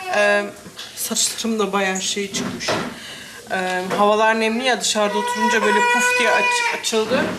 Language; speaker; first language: Turkish; early bilingual, heritage; Turkish